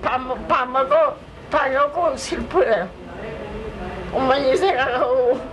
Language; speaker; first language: Korean; early bilingual, heritage; Spanish